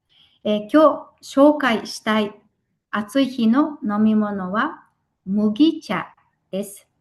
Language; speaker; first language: Japanese; non-native, fluent; Mongolian